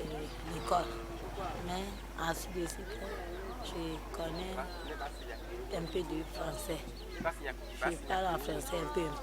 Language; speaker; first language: French; non-native, learner; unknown